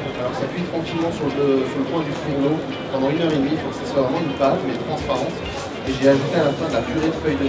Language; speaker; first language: French; native; French